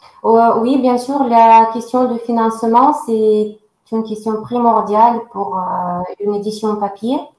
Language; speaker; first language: French; non-native, fluent; Russian